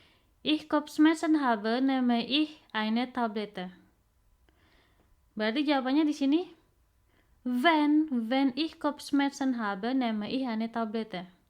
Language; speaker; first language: German; non-native, fluent; Indonesian